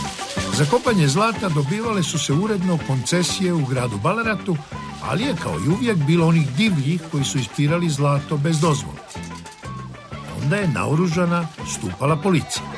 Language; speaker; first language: Croatian; native; Croatian